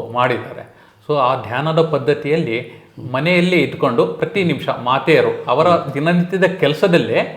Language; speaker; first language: Kannada; native; Kannada